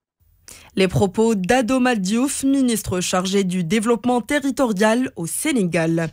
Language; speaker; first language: French; non-native, local second language; Arabic